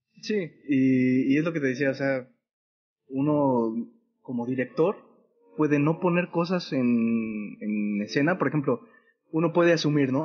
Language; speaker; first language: Spanish; native; Spanish